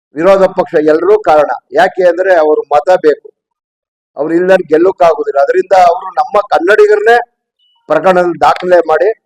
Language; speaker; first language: Kannada; native; Kannada